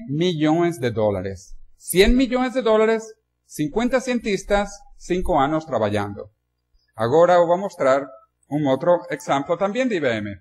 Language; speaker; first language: Spanish; non-native, learner; Portuguese